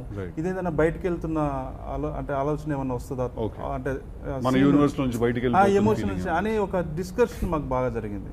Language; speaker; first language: Telugu; native; Telugu